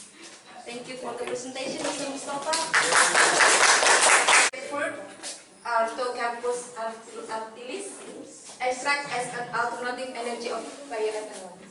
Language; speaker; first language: English; non-native, learner; Indonesian